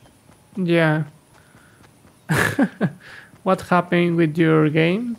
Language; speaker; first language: English; non-native, learner; Spanish